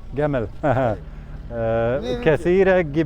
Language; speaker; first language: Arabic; non-native, learner; Latvian